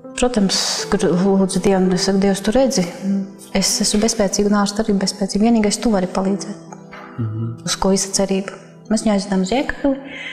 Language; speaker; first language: Latvian; non-native, local second language; Russian